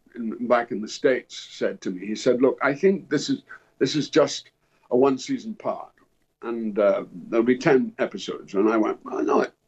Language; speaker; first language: English; native; English